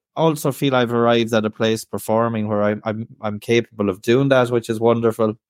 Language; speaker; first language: English; native; English